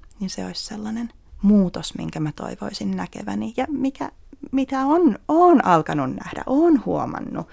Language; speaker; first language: Finnish; native; Finnish